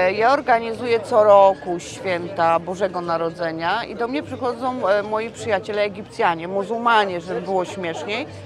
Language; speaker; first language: Polish; native; Polish